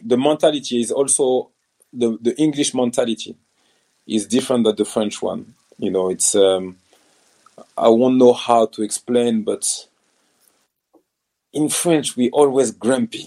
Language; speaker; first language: English; non-native, fluent; French